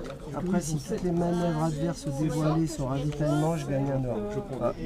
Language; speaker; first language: French; native; French